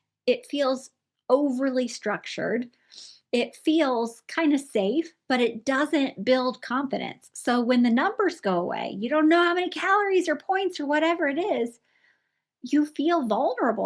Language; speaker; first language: English; native; English